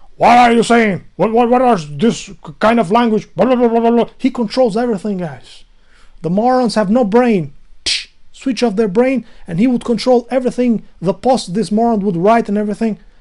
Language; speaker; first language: English; non-native, learner; Albanian